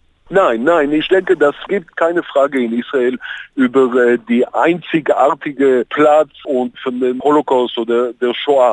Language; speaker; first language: German; non-native, fluent; Hebrew